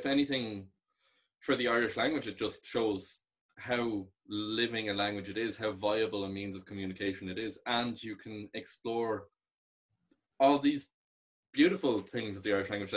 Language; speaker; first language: English; non-native, local second language; Irish